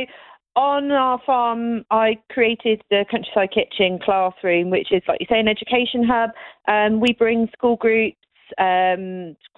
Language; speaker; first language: English; native; English